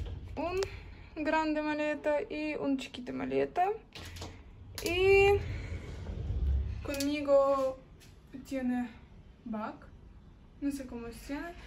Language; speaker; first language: Spanish; non-native, learner; Russian